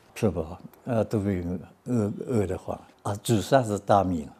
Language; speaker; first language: Chinese; native; Chinese